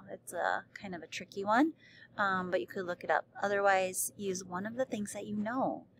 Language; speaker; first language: English; native; English